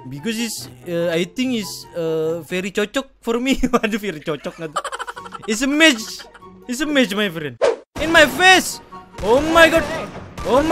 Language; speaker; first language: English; non-native, learner; Indonesian